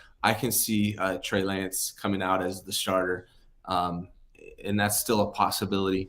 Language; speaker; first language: English; native; English